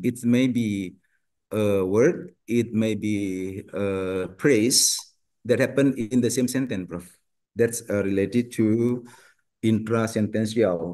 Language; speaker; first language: English; non-native, learner; Indonesian